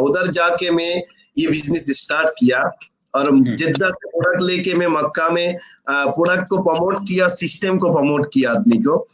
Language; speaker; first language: Hindi; non-native, fluent; Bangla